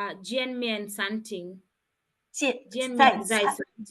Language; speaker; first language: Chinese; non-native, learner; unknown